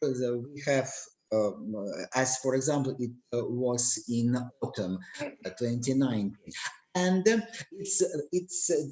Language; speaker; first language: English; non-native, learner; Russian